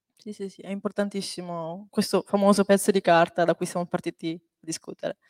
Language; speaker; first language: Italian; early bilingual, other home language; Chinese